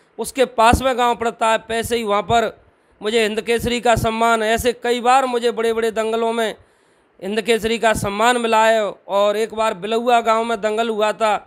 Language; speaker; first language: Hindi; native; Hindi